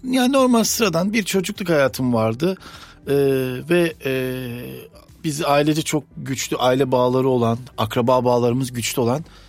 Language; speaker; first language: Turkish; native; Turkish